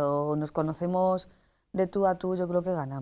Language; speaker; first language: Spanish; native; Spanish